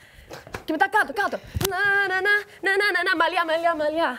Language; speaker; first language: Greek; early bilingual, heritage; Greek